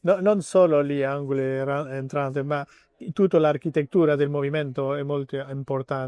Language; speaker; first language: Italian; non-native, learner; French